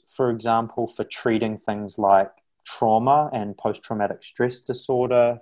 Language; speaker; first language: English; native; English